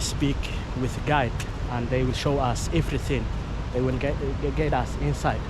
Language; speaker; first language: English; non-native, fluent; Somali